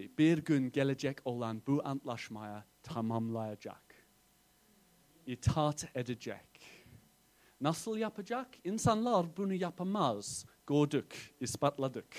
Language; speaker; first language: Turkish; non-native, fluent; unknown